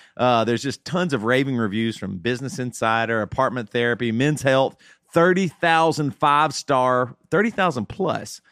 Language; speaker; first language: English; native; English